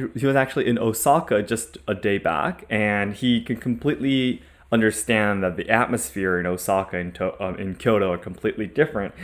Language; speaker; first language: English; non-native, fluent; Japanese